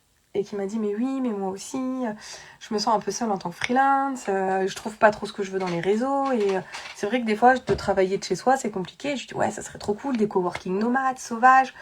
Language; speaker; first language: French; native; French